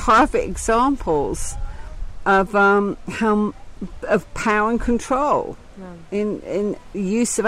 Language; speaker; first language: English; native; English